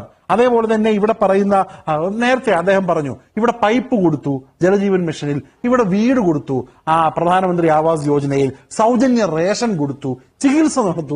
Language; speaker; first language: Malayalam; native; Malayalam